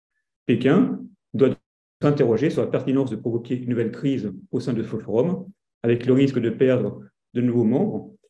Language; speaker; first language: French; native; French